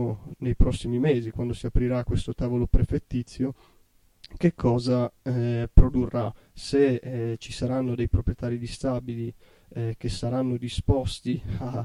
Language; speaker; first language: Italian; native; Italian